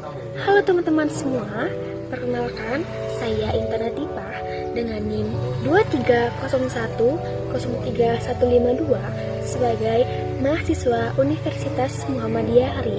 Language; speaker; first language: Indonesian; native; Indonesian